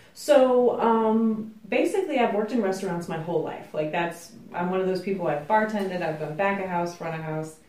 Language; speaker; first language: English; native; English